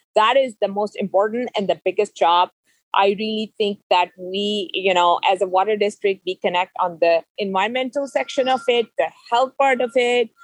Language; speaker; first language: English; non-native, local second language; Urdu